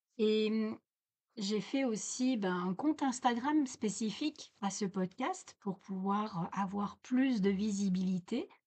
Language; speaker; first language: French; native; French